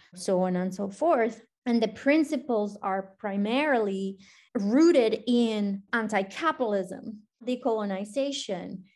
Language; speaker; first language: English; non-native, fluent; Spanish